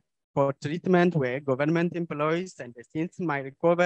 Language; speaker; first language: English; non-native, fluent; Oromo